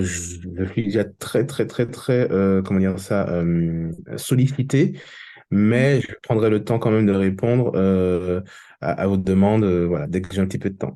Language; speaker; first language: French; native; French